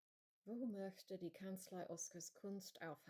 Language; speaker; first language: German; non-native, learner; English